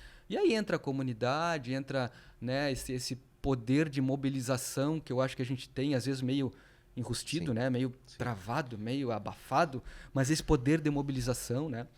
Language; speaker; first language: Portuguese; native; Portuguese